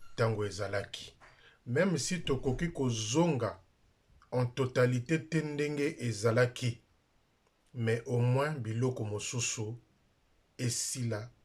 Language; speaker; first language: Lingala; non-native, local second language; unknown